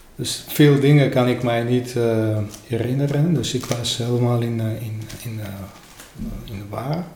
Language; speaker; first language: Dutch; non-native, learner; Armenian